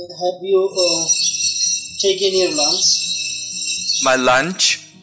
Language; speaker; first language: English; non-native, learner; Bangla